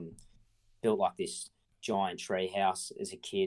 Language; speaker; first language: English; native; English